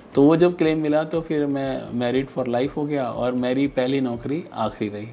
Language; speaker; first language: Hindi; native; Hindi